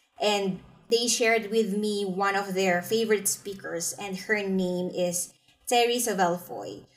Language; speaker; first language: English; non-native, local second language; Filipino